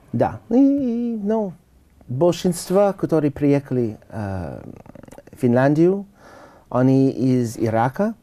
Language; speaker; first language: Russian; non-native, learner; English